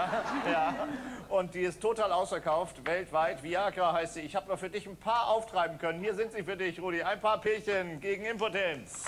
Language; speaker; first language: German; native; German